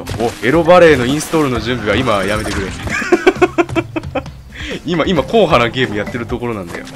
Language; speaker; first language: Japanese; native; Japanese